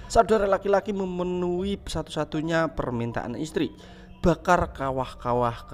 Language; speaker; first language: Indonesian; native; Indonesian